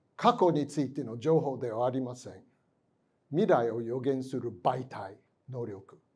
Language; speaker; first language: Japanese; non-native, fluent; English